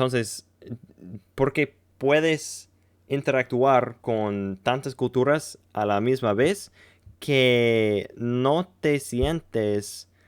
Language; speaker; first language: Spanish; non-native, learner; English